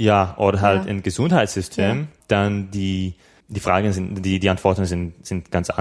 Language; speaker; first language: German; non-native, fluent; Slovak